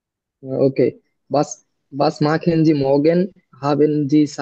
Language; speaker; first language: German; non-native, learner; Bangla